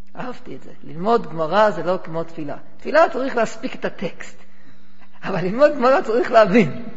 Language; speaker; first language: Hebrew; non-native, fluent; English